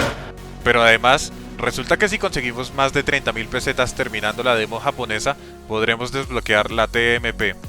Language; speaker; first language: Spanish; native; Spanish